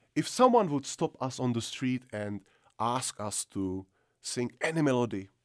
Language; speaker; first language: English; non-native, fluent; Czech